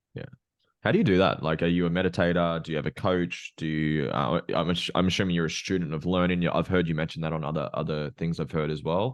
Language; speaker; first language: English; native; English